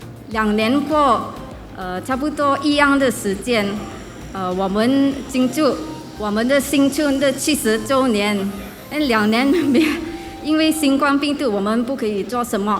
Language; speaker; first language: Chinese; non-native, local second language; English